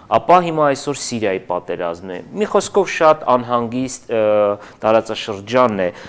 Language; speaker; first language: Armenian; native; Armenian